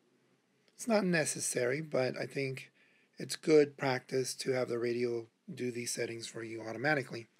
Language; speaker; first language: English; native; English